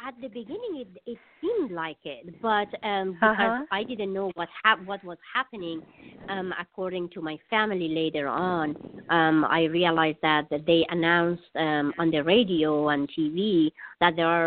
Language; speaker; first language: English; non-native, fluent; Persian